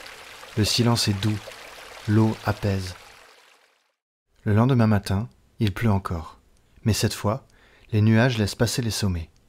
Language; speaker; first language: French; native; French